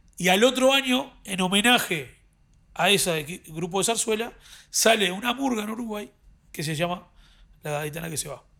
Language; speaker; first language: Spanish; native; Spanish